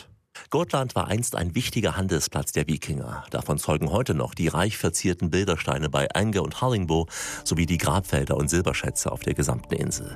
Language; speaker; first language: German; native; German